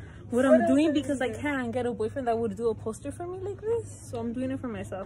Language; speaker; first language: English; early bilingual, other home language; Spanish